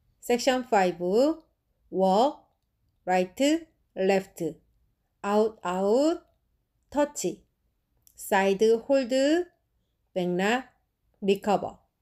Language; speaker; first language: Korean; native; Korean